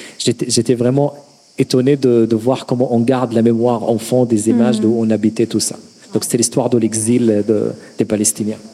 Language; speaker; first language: French; non-native, fluent; Arabic